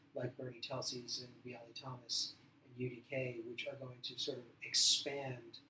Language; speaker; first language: English; native; English